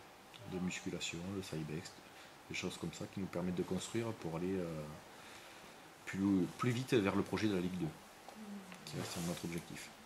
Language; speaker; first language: French; native; French